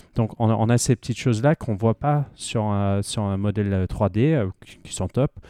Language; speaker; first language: French; non-native, fluent; English